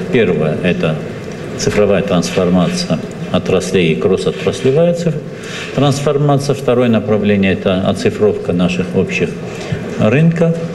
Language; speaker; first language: Russian; non-native, local second language; Armenian